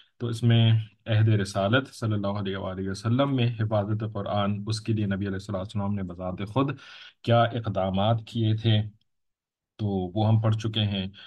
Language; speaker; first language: Urdu; native; Urdu